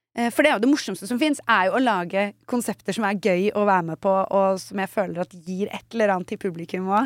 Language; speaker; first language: Norwegian; native; Norwegian